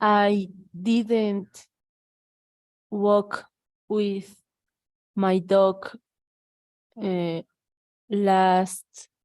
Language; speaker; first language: English; non-native, learner; Spanish